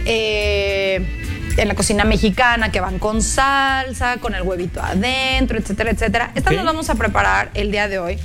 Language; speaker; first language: Spanish; native; Spanish